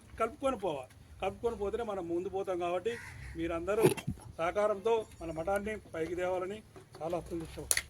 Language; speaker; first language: Telugu; native; Telugu